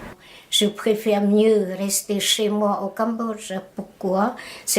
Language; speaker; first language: French; non-native, fluent; Khmer